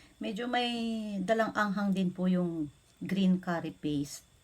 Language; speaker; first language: Filipino; non-native, local second language; Bikol